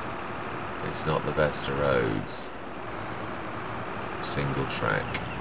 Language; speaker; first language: English; native; English